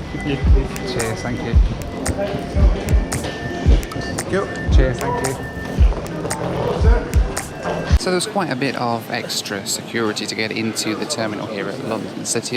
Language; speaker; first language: English; native; English